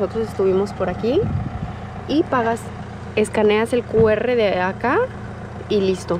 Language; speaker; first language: Spanish; native; Spanish